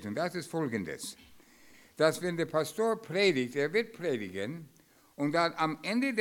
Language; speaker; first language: German; non-native, fluent; English